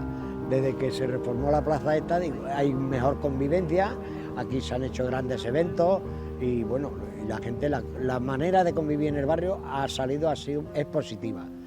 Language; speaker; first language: Spanish; native; Spanish